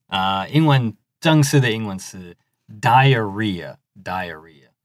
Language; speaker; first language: Chinese; non-native, fluent; English